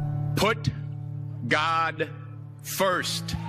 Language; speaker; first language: English; native; English